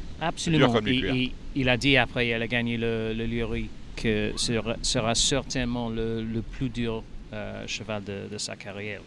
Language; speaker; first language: French; non-native, learner; English